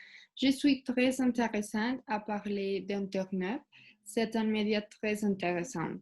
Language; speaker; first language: French; non-native, learner; Spanish